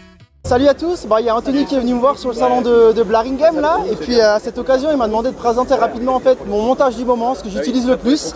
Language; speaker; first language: French; native; French